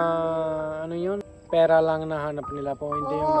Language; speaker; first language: Filipino; non-native, learner; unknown